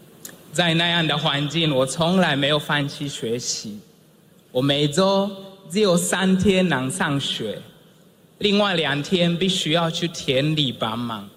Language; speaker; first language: Chinese; non-native, fluent; Swahili